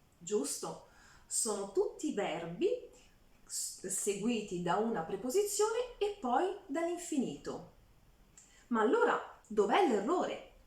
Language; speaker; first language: Italian; native; Italian